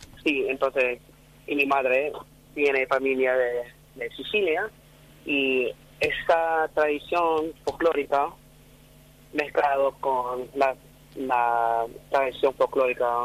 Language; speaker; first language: Spanish; non-native, fluent; English